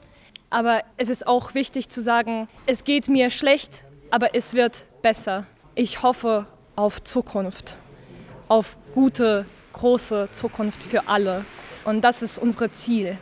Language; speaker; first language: German; non-native, fluent; Ukrainian